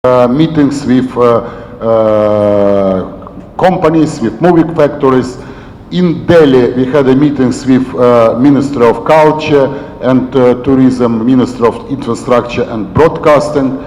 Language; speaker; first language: English; non-native, learner; Ukrainian